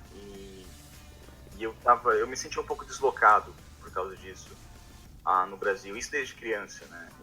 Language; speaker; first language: Portuguese; native; Portuguese